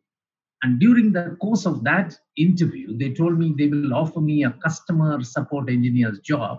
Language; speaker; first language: English; non-native, local second language; Malayalam